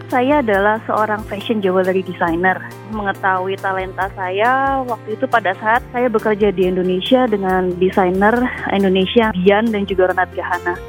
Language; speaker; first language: Indonesian; native; Indonesian